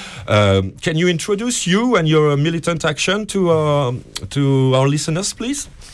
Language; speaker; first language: English; non-native, learner; French